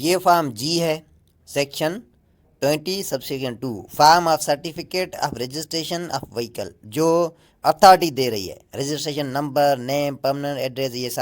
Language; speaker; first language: Urdu; native; Urdu